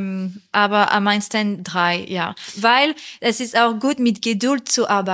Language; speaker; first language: German; non-native, fluent; French